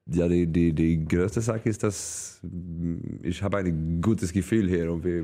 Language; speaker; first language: German; non-native, learner; Swedish